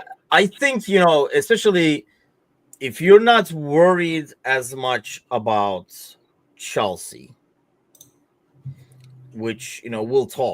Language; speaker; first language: English; native; English